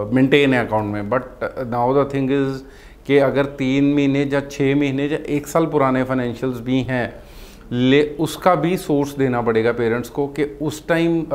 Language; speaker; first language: Hindi; non-native, local second language; Punjabi